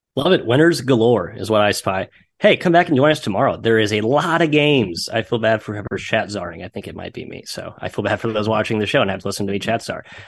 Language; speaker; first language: English; native; English